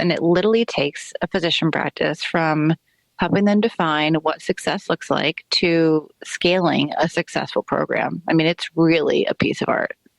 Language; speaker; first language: English; native; English